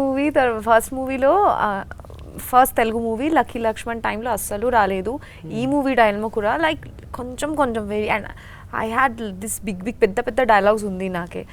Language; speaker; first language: Telugu; non-native, learner; Bangla